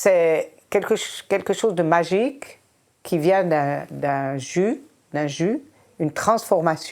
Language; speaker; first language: French; native; French